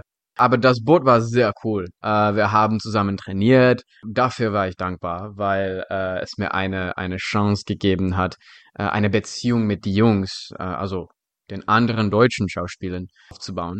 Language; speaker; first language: German; non-native, fluent; Czech